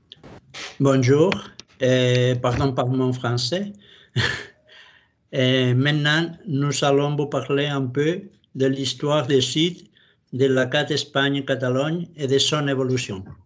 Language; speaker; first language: French; non-native, learner; Catalan